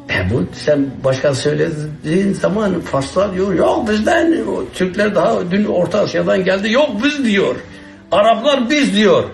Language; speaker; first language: Turkish; non-native, local second language; Kurdish